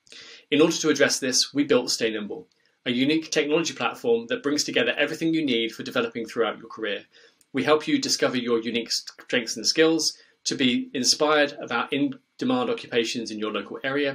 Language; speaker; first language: English; native; English